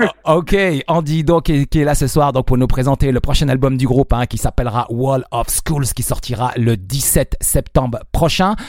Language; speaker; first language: French; native; French